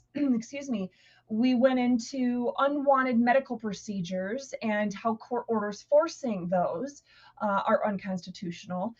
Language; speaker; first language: English; native; English